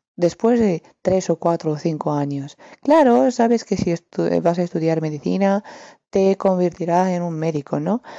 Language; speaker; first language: Spanish; non-native, fluent; Romanian